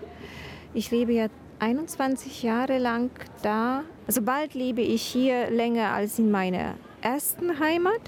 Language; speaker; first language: German; non-native, fluent; Polish